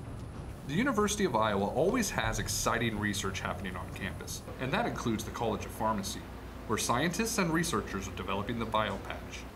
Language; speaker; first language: English; native; English